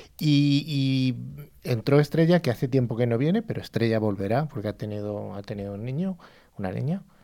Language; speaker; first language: Spanish; native; Spanish